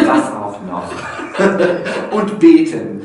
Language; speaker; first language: German; non-native, fluent; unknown